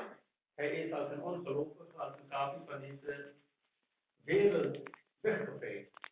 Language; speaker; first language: Dutch; non-native, fluent; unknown